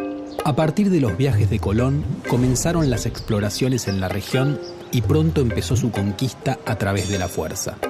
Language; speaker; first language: Spanish; native; Spanish